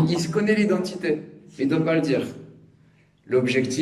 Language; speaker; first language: French; native; French